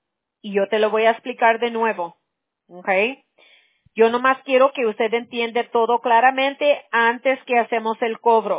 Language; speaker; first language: Spanish; early bilingual, heritage; Spanish